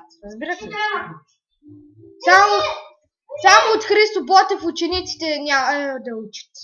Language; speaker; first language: Bulgarian; native; Bulgarian